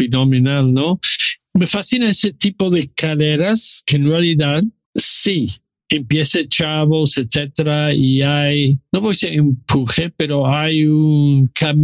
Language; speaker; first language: Spanish; non-native, learner; English